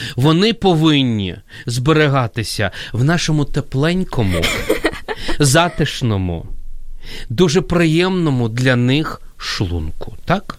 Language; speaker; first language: Ukrainian; non-native, local second language; Russian